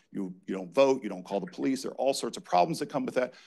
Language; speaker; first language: English; native; English